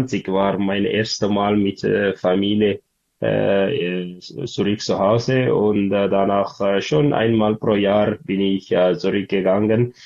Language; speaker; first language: German; non-native, learner; Tigrinya